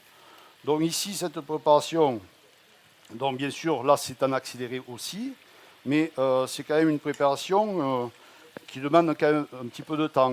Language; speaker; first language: French; native; French